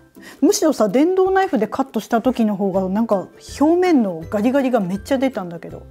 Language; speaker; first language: Japanese; native; Japanese